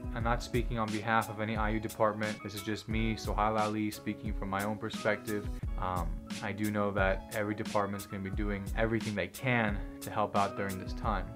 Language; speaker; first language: English; native; English